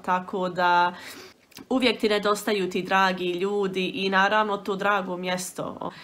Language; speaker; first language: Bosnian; early bilingual, heritage; Bosnian